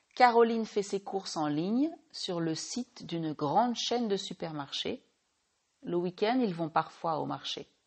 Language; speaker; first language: French; native; French